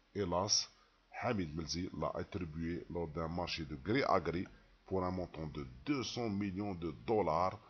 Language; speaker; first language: French; non-native, local second language; Arabic